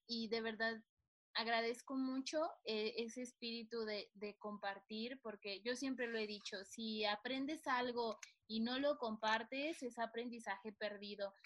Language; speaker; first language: Spanish; native; Spanish